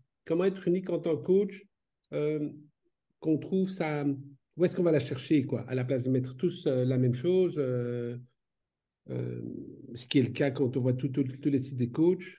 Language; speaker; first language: French; native; French